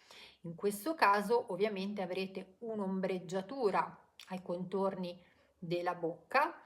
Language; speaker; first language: Italian; native; Italian